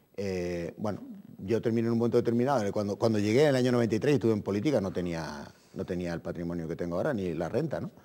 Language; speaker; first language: Spanish; native; Spanish